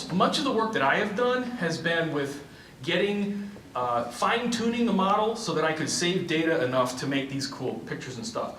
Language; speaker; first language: English; native; English